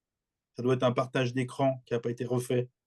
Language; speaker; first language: French; native; French